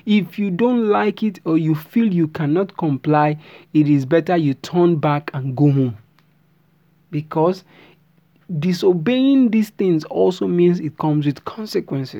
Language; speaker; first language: English; non-native, local second language; Yoruba